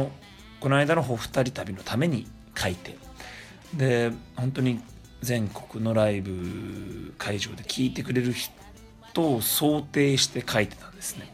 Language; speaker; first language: Japanese; native; Japanese